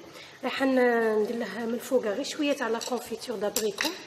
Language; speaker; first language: Arabic; native; Arabic